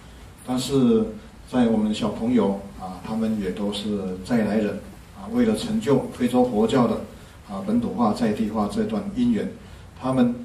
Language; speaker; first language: Chinese; native; Chinese